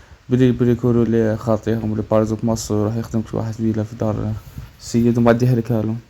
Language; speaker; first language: Arabic; native; Arabic